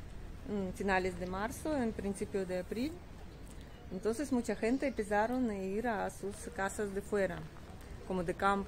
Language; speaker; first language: Spanish; non-native, learner; Russian